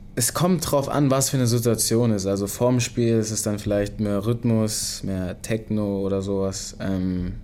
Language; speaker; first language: German; early bilingual, other home language; Lingala